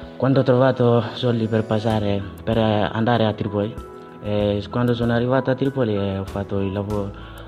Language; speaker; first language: Italian; non-native, learner; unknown